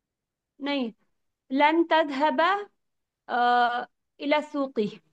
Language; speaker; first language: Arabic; non-native, learner; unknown